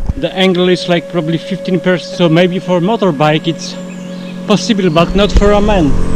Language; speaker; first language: English; non-native, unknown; Polish